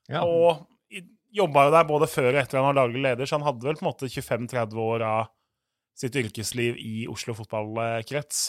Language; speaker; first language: Norwegian; native; Norwegian